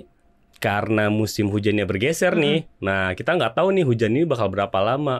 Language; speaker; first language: Indonesian; native; Indonesian